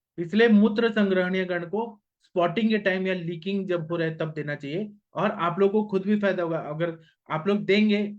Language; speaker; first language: Hindi; non-native, local second language; Marathi